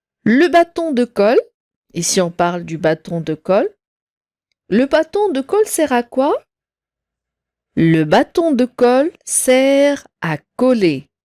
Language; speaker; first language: French; non-native, local second language; Arabic